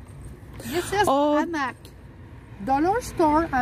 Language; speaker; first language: English; non-native, learner; French